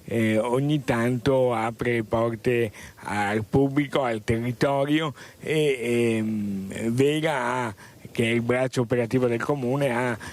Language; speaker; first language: Italian; native; Italian